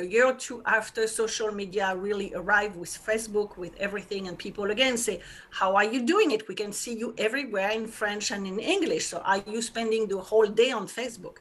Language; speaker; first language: English; non-native, fluent; French